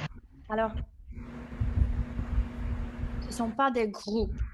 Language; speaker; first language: French; non-native, fluent; English